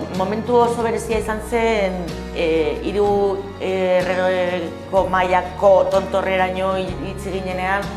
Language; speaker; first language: Basque; non-native, local second language; Spanish